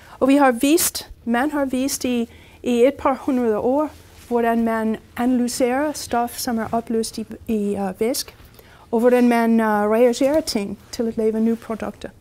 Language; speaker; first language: Danish; non-native, fluent; English